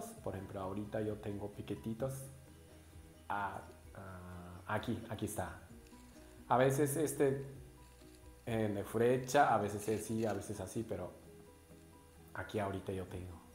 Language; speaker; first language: Spanish; non-native, learner; Japanese